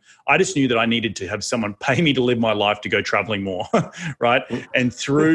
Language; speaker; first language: English; native; English